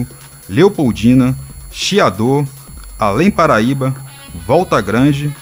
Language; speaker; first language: Portuguese; native; Portuguese